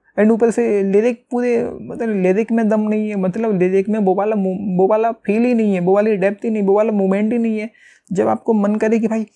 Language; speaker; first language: Hindi; native; Hindi